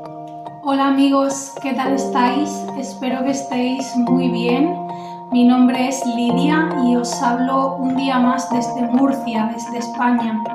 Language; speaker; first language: Spanish; native; Spanish